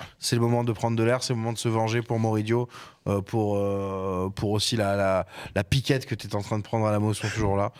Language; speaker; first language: French; native; French